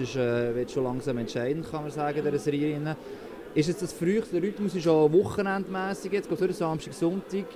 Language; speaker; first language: German; native; German